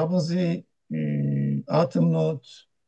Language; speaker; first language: German; non-native, learner; Turkish